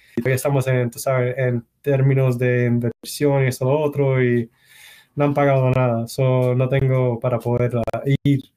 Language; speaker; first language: Spanish; early bilingual, heritage; Spanish